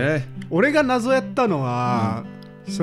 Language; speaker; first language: Japanese; native; Japanese